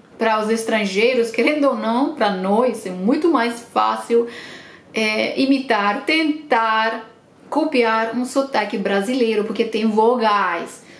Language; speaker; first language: Portuguese; non-native, fluent; Romanian